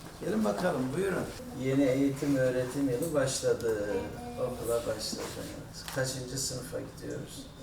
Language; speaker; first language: Turkish; native; Turkish